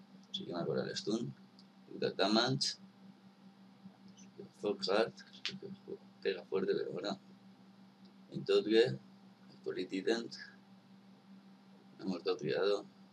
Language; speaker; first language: Spanish; native; Spanish